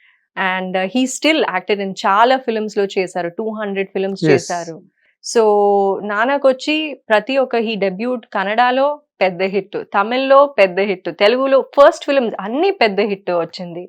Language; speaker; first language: Telugu; non-native, fluent; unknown